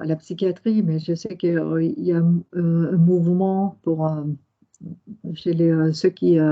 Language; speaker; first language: French; non-native, fluent; Norwegian